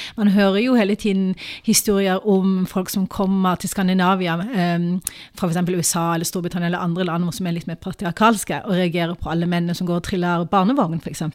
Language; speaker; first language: Norwegian; early bilingual, other home language; Urdu